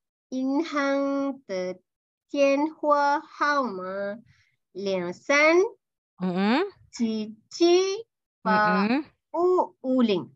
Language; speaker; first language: Chinese; non-native, learner; Malay